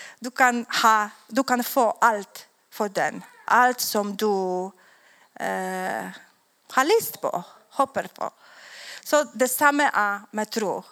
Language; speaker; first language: Swedish; non-native, learner; Polish